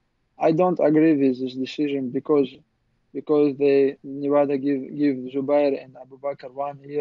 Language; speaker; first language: English; non-native, learner; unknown